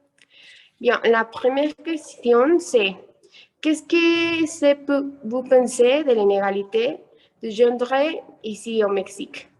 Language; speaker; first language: French; non-native, learner; Spanish